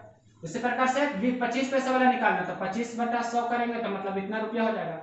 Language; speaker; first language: Hindi; native; Hindi